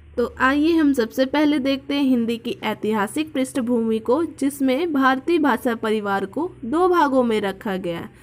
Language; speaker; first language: Hindi; native; Hindi